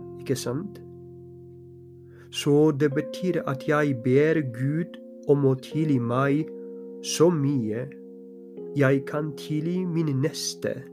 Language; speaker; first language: Norwegian; non-native, fluent; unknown